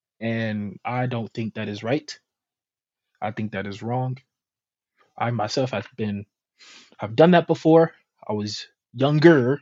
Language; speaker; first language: English; native; English